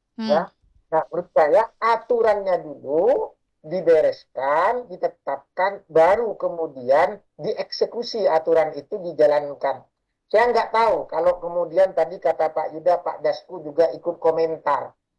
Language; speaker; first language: Indonesian; non-native, local second language; Madurese